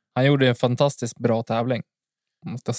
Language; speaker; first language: Swedish; native; Swedish